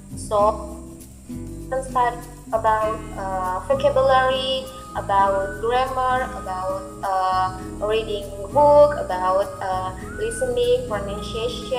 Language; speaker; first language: English; non-native, learner; Indonesian